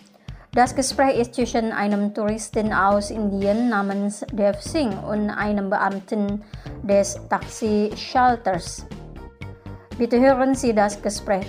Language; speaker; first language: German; non-native, fluent; Indonesian